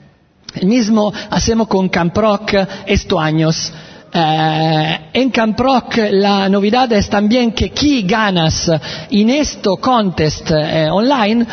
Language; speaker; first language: Spanish; non-native, learner; Italian